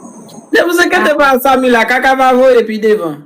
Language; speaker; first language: French; non-native, local second language; Haitian Creole